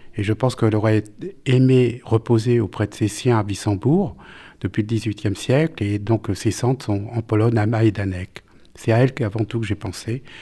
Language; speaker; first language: French; native; French